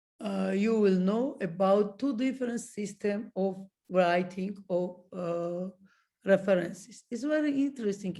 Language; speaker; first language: English; non-native, learner; Georgian